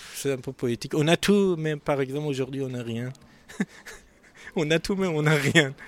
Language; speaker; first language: French; non-native, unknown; Persian